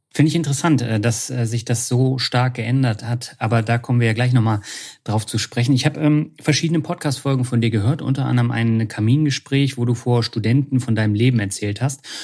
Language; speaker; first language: German; native; German